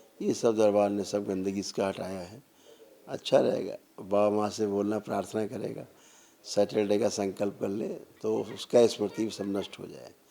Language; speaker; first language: Hindi; native; Hindi